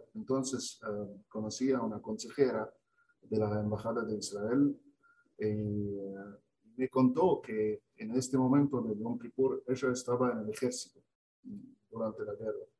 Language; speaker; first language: Spanish; non-native, fluent; Arabic